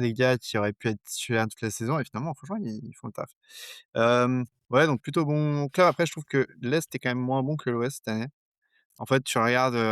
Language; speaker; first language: French; native; French